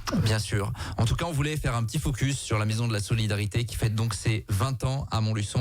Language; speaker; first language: French; native; French